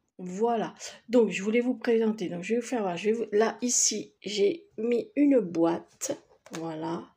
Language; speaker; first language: French; native; French